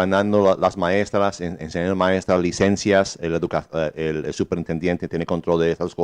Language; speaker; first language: Spanish; early bilingual, heritage; English